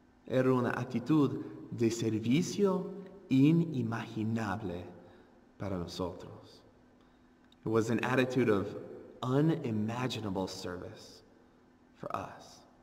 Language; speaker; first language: Spanish; non-native, fluent; English